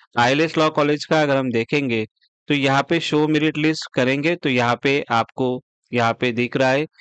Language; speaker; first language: Hindi; non-native, local second language; Marathi